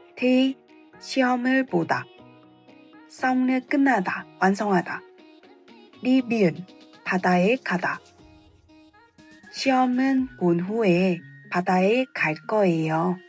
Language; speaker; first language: Korean; non-native, fluent; Vietnamese